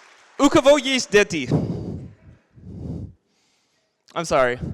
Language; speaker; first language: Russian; non-native, learner; English